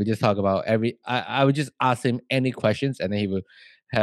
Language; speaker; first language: English; non-native, local second language; Chinese